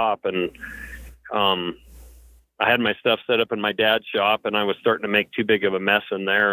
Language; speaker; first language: English; native; English